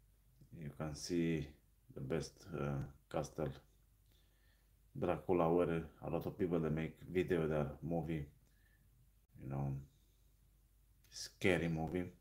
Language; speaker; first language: English; non-native, learner; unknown